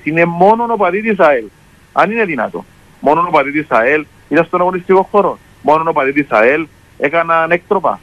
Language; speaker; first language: Greek; native; Greek